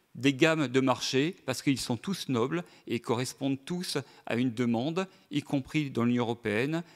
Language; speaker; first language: French; native; French